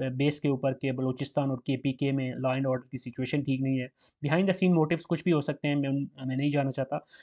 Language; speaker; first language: Urdu; native; Urdu